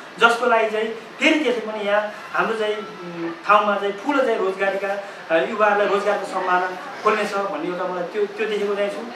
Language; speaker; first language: Nepali; native; Nepali